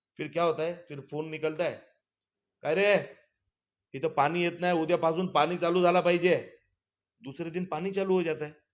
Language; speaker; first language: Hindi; non-native, local second language; Gujarati